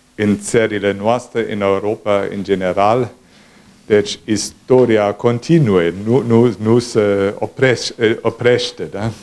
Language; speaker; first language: Romanian; non-native, fluent; German